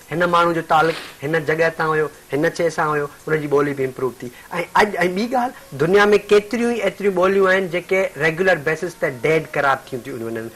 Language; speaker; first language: Sindhi; native; Sindhi